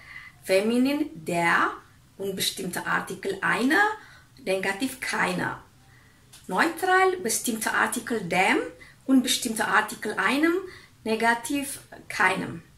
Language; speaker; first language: German; non-native, fluent; Indonesian